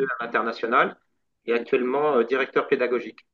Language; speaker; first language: French; native; French